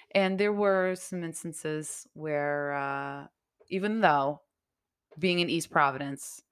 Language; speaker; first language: English; early bilingual, other home language; Portuguese